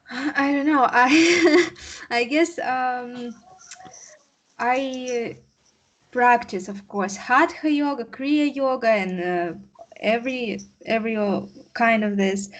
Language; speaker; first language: English; non-native, learner; Russian